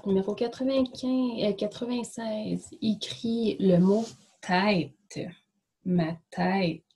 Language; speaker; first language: French; native; French